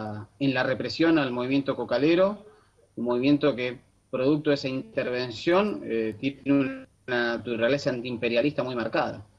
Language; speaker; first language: Spanish; native; Spanish